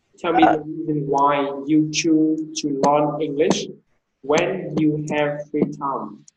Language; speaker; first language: English; non-native, fluent; Vietnamese